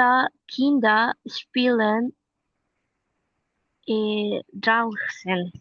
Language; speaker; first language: German; non-native, learner; Spanish